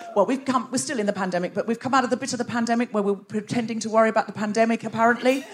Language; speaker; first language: English; native; English